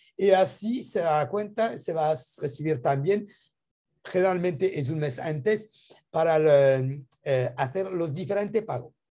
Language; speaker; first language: Spanish; non-native, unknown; French